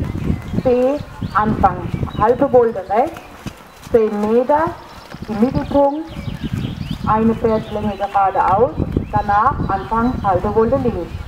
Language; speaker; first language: German; native; German